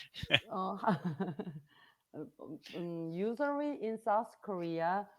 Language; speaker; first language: English; non-native, learner; Korean